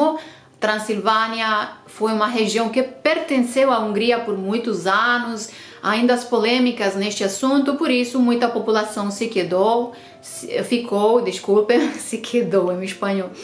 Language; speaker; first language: Portuguese; non-native, fluent; Romanian